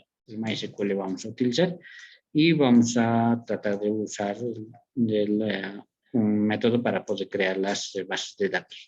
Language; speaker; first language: Spanish; native; Spanish